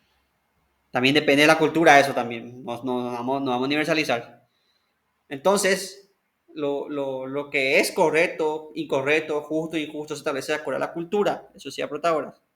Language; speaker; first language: Spanish; native; Spanish